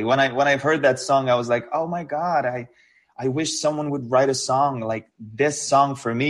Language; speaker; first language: English; non-native, fluent; Hungarian